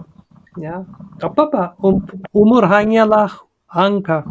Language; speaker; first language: Indonesian; non-native, learner; Turkish